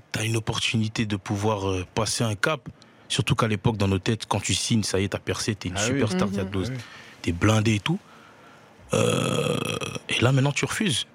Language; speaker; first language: French; native; French